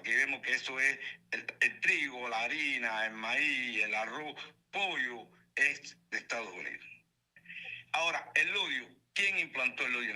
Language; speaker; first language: Spanish; native; Spanish